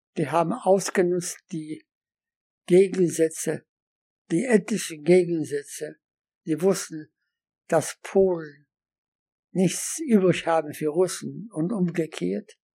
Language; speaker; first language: German; non-native, fluent; Polish